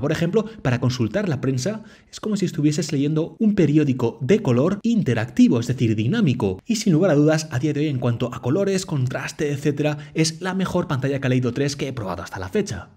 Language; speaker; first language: Spanish; native; Spanish